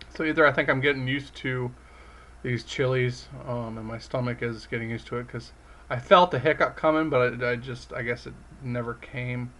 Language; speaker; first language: English; native; English